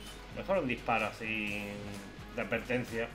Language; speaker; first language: Spanish; native; Spanish